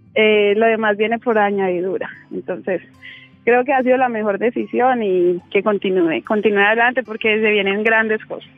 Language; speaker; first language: Spanish; native; Spanish